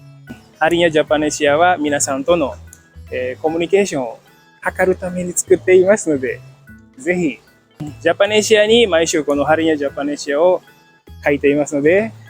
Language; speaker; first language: Japanese; non-native, fluent; Indonesian